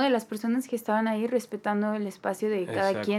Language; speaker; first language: Spanish; native; Spanish